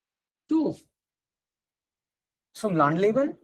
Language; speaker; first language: German; non-native, fluent; Hindi